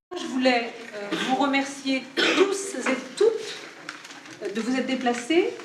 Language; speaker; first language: French; native; French